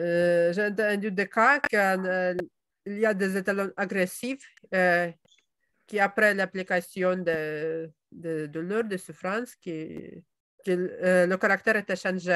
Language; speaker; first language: French; non-native, fluent; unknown